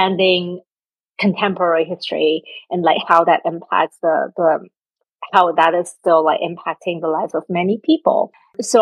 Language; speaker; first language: English; non-native, local second language; Cantonese